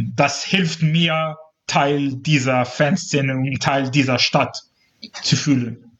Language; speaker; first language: German; non-native, fluent; Hebrew